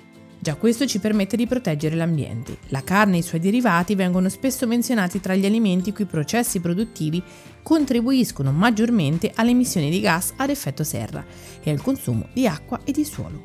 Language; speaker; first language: Italian; native; Italian